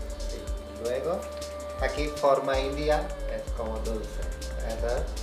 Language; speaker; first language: Spanish; non-native, learner; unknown